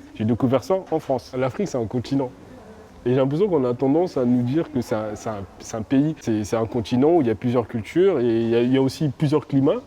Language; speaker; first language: French; early bilingual, other home language; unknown